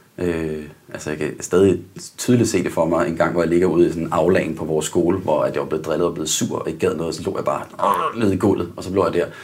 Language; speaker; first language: Danish; native; Danish